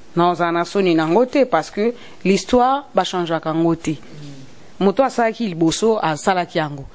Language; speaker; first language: French; non-native, local second language; Lingala